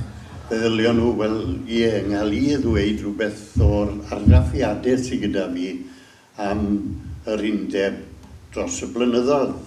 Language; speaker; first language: Welsh; native; Welsh